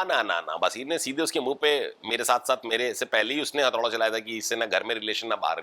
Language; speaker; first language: Hindi; native; Hindi